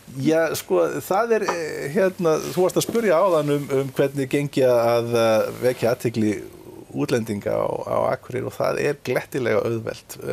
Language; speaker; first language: Icelandic; native; Icelandic